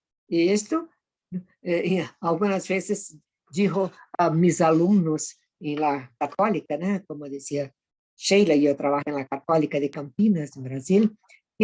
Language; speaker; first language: Spanish; non-native, fluent; Portuguese